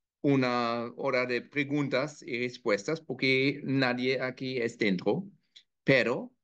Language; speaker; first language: Spanish; non-native, learner; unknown